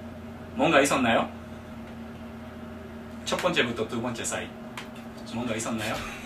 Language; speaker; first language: Korean; non-native, fluent; Japanese